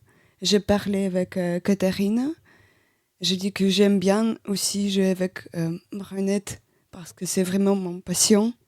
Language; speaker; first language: French; non-native, learner; Russian